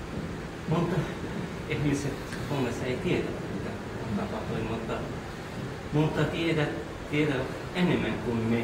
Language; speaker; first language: Finnish; non-native, learner; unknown